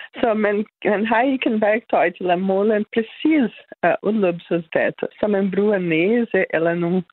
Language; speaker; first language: Danish; non-native, fluent; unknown